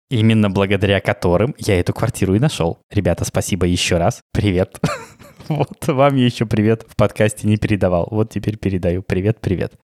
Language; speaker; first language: Russian; native; Russian